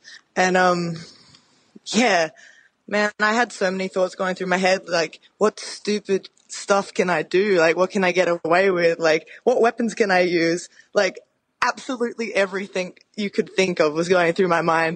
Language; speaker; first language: English; native; English